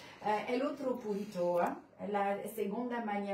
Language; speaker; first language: Spanish; non-native, learner; French